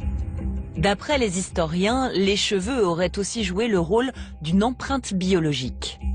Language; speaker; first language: French; native; French